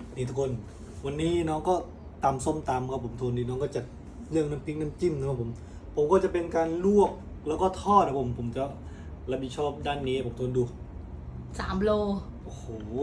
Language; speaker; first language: Thai; native; Thai